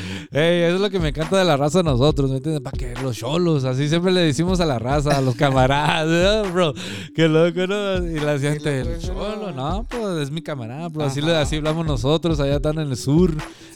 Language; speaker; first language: Spanish; early bilingual, other home language; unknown